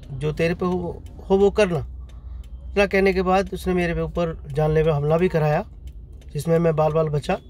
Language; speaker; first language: Hindi; native; Hindi